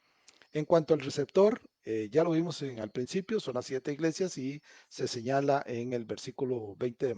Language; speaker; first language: Spanish; native; Spanish